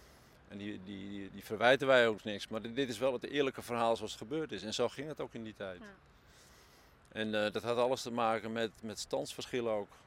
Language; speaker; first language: Dutch; native; Dutch